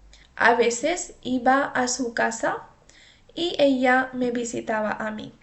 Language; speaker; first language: Spanish; non-native, fluent; Urdu